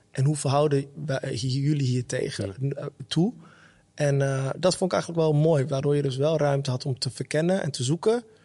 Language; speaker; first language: Dutch; early bilingual, other home language; Somali